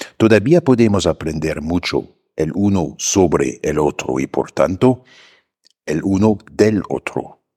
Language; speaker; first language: Spanish; non-native, fluent; German